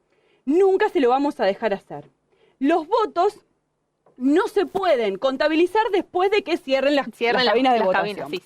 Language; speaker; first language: Spanish; native; Spanish